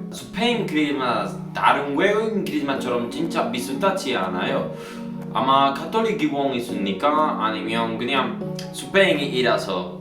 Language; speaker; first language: Korean; non-native, learner; Spanish